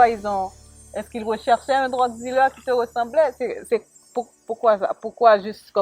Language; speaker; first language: French; native; French